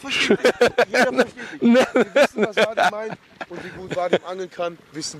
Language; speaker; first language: German; native; German